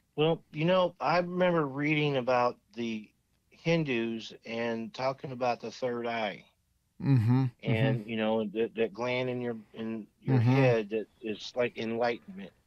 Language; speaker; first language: English; native; English